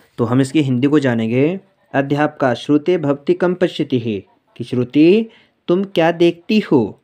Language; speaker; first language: Hindi; native; Hindi